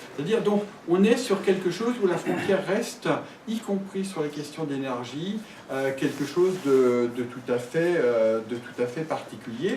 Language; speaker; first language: French; native; French